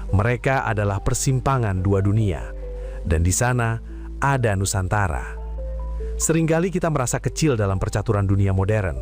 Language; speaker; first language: Indonesian; native; Indonesian